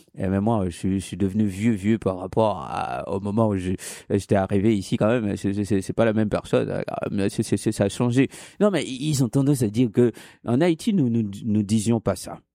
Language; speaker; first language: French; non-native, local second language; Haitian Creole